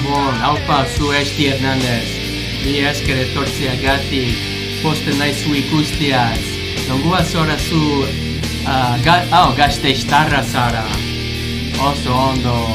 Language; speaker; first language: Basque; non-native, learner; English